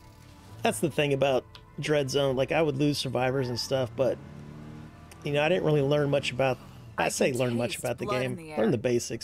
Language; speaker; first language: English; native; English